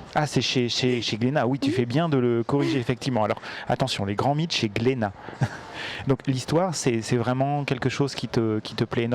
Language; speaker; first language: French; native; French